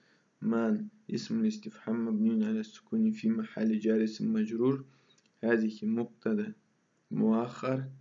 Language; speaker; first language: Arabic; non-native, fluent; Russian